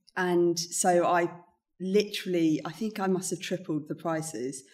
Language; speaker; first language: English; native; English